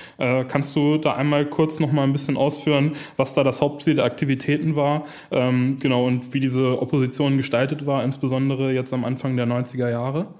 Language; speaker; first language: German; native; German